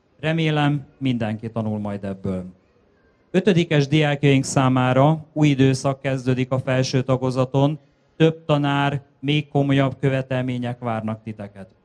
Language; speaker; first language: Hungarian; native; Hungarian